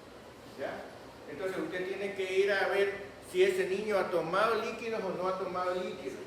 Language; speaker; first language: Spanish; native; Spanish